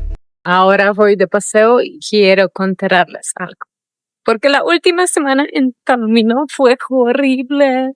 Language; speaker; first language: Spanish; non-native, fluent; Polish